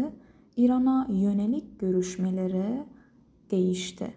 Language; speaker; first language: Turkish; non-native, fluent; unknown